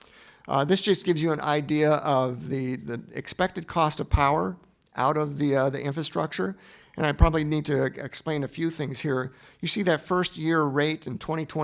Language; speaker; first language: English; native; English